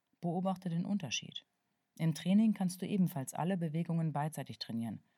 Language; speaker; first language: German; native; German